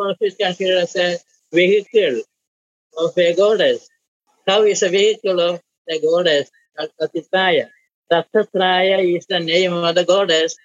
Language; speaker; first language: English; non-native, local second language; Malayalam